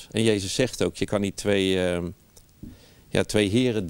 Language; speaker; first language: Dutch; native; Dutch